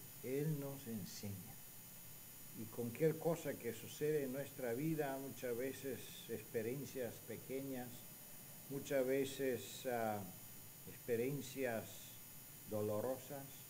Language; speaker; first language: Spanish; non-native, fluent; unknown